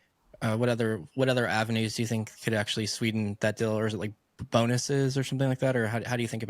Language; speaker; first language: English; native; English